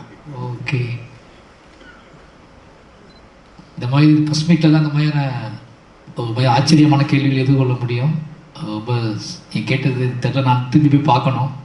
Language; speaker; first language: Tamil; native; Tamil